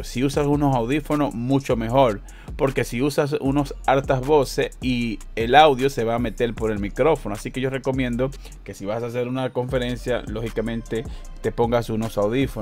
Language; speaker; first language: Spanish; native; Spanish